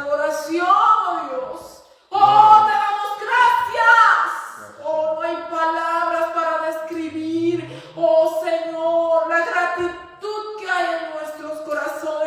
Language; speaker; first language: Spanish; native; Spanish